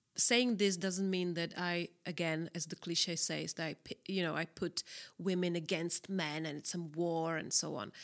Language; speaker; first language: English; non-native, fluent; Czech